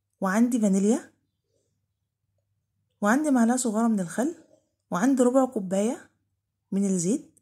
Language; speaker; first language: Arabic; native; Arabic